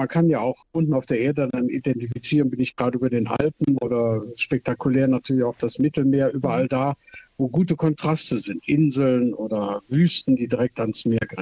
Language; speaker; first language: German; native; German